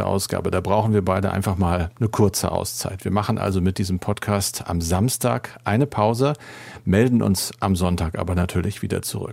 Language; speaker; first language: German; native; German